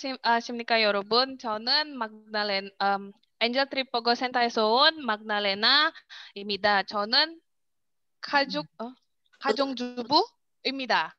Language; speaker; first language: Korean; non-native, learner; Indonesian